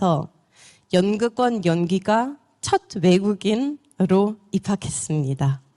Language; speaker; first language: Korean; non-native, fluent; German